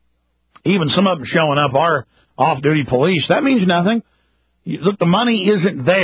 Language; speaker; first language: English; native; English